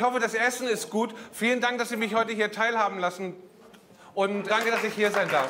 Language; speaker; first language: German; native; German